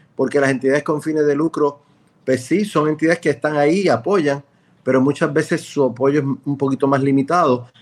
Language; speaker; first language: Spanish; native; Spanish